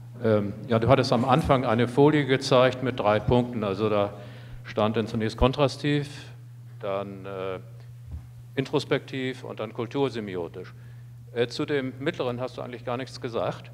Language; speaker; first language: German; native; German